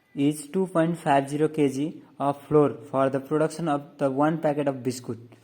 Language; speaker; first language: English; non-native, local second language; Nepali